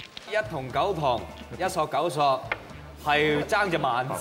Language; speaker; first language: Cantonese; native; Cantonese